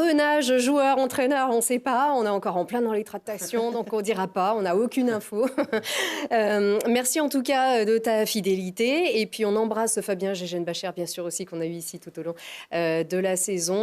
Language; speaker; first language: French; native; French